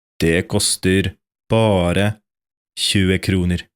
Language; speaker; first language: Norwegian; non-native, fluent; Polish